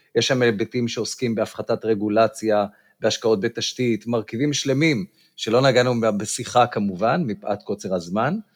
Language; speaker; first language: Hebrew; native; Hebrew